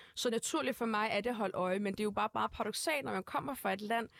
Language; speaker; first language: Danish; native; Danish